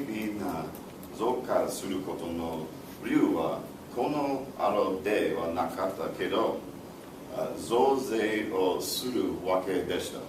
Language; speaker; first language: Japanese; non-native, learner; English